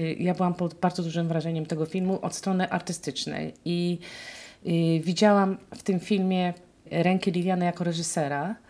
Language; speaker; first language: Polish; native; Polish